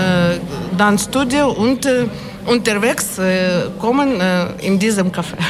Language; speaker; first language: German; non-native, learner; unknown